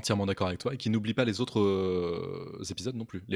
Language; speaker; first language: French; native; French